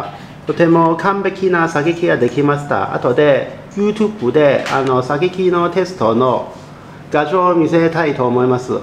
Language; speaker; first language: Japanese; non-native, fluent; Chinese